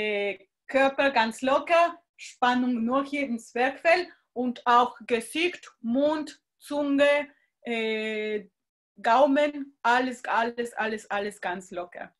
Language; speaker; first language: German; non-native, fluent; Spanish